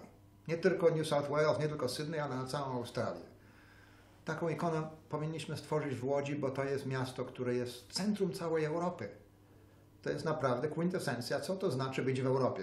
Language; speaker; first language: Polish; early bilingual, heritage; Polish